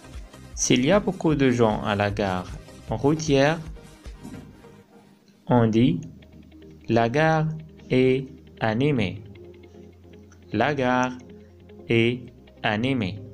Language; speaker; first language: French; non-native, fluent; Arabic